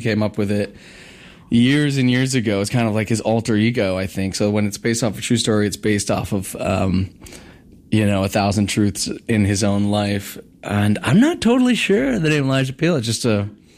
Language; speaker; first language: English; native; English